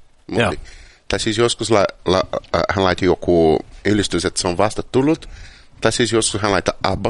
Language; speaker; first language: Finnish; non-native, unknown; Portuguese